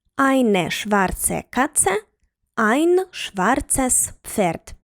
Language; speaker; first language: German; non-native, fluent; Ukrainian